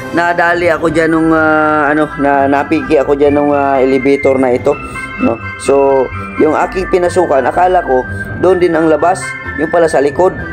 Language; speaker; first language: Filipino; non-native, local second language; Cebuano